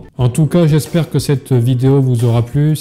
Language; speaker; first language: French; native; French